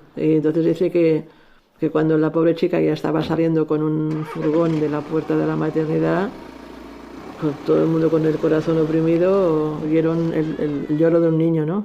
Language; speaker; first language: Spanish; native; Spanish